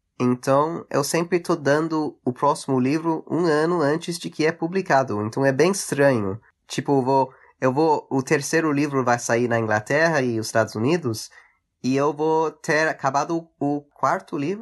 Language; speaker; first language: Portuguese; early bilingual, heritage; English